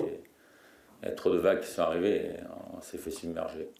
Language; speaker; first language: French; native; French